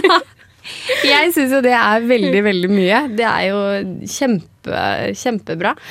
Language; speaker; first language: Norwegian; non-native, fluent; Arabic